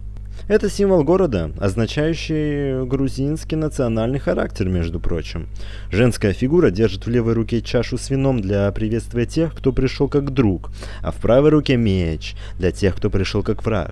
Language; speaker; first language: Russian; native; Russian